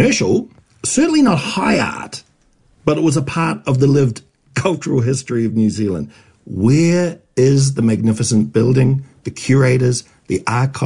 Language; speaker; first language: English; native; English